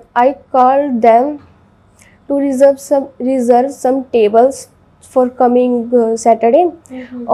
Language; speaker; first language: English; non-native, local second language; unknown